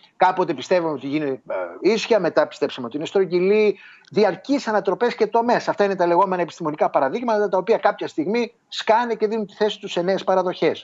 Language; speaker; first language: Greek; native; Greek